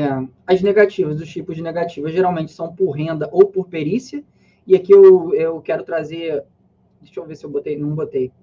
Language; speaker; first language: Portuguese; native; Portuguese